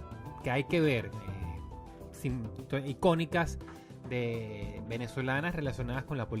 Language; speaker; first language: Spanish; native; Spanish